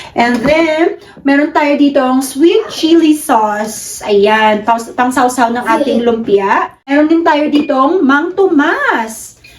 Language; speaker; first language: Filipino; non-native, local second language; Cebuano